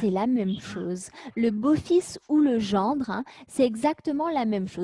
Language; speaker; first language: French; native; French